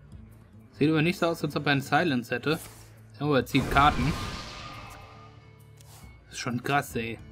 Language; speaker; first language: German; native; German